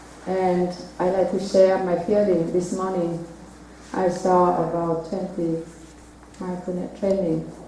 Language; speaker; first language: English; non-native, learner; Vietnamese